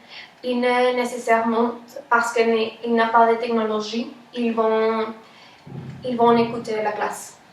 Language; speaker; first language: French; non-native, learner; Spanish